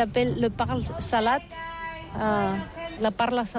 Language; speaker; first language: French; non-native, learner; Catalan